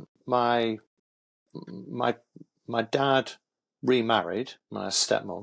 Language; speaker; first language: English; native; English